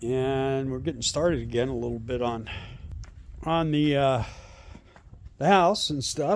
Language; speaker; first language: English; native; English